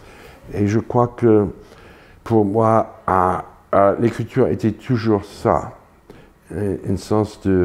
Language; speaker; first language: French; non-native, fluent; English